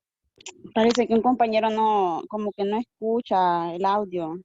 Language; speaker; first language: Spanish; native; Spanish